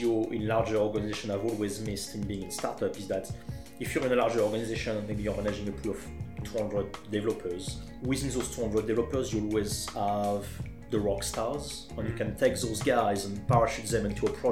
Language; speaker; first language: English; non-native, fluent; French